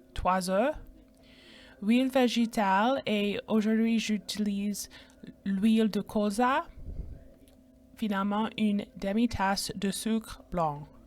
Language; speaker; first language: French; non-native, fluent; English